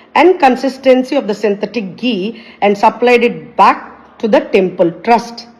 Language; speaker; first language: English; non-native, local second language; Telugu